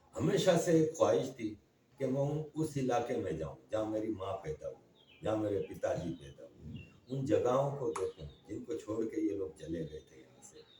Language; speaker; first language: Urdu; native; Urdu